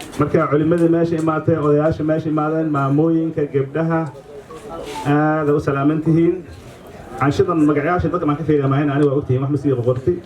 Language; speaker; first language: Somali; native; Somali